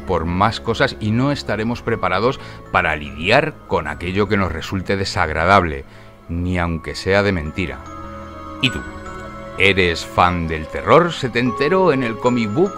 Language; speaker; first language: Spanish; native; Spanish